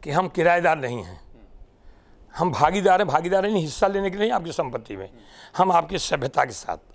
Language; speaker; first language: Hindi; non-native, local second language; Marathi